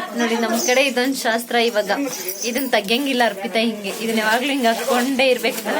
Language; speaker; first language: Kannada; non-native, local second language; Lambadi